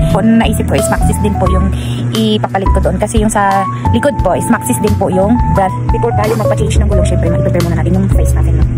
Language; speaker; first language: Filipino; non-native, local second language; Cebuano